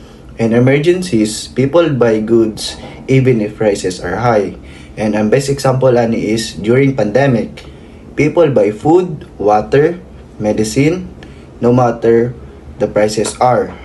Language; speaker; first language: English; non-native, local second language; Cebuano